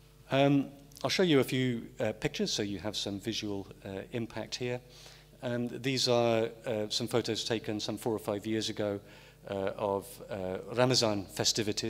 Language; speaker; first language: English; native; English